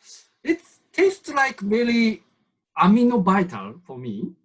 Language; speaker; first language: English; non-native, learner; Japanese